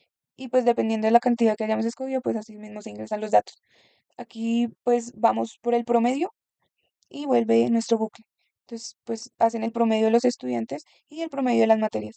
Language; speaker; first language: Spanish; native; Spanish